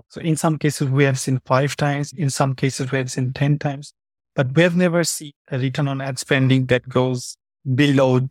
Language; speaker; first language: English; non-native, fluent; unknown